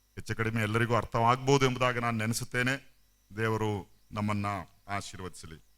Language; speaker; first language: Kannada; non-native, local second language; Malayalam